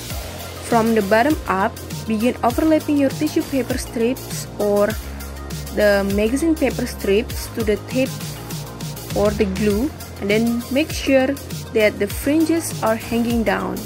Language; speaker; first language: English; non-native, fluent; Indonesian